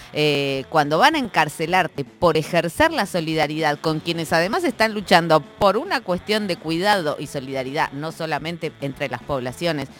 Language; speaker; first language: Spanish; native; Spanish